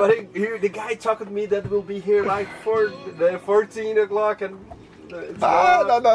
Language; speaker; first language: English; non-native, learner; Portuguese